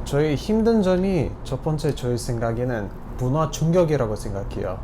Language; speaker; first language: Korean; non-native, fluent; Uzbek